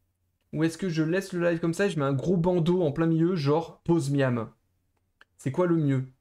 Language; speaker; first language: French; native; French